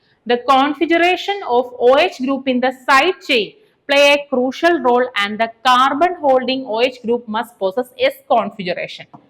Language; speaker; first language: English; non-native, local second language; Malayalam